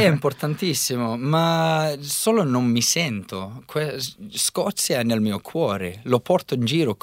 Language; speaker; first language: Italian; non-native, learner; English